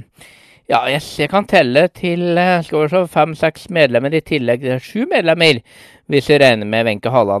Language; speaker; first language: Norwegian; native; Norwegian